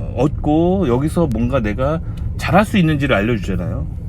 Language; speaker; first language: Korean; native; Korean